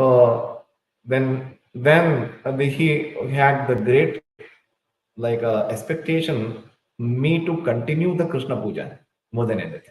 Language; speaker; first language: English; non-native, local second language; Tulu